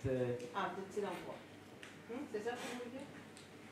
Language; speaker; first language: French; non-native, fluent; Danish